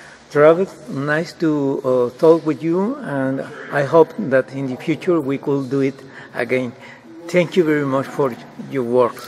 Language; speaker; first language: English; non-native, learner; Spanish